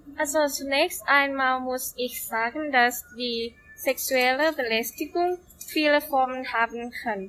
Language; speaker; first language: German; non-native, learner; Thai